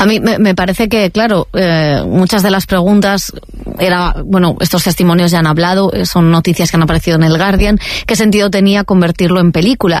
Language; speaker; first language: Spanish; native; Spanish